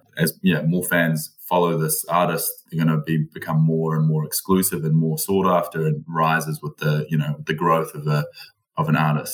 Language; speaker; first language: English; native; English